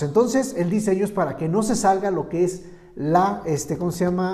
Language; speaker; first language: Spanish; native; Spanish